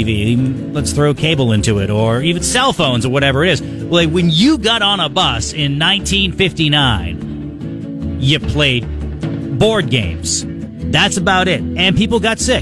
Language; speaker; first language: English; native; English